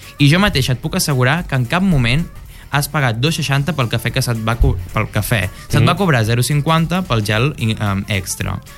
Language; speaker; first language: Catalan; non-native, local second language; Spanish